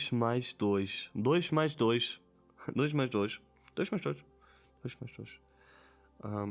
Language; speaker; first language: Portuguese; non-native, learner; German